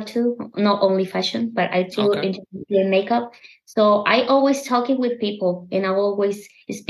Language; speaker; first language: English; non-native, fluent; Spanish